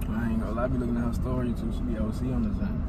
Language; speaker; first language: English; native; English